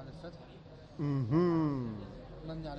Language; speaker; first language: Arabic; non-native, learner; French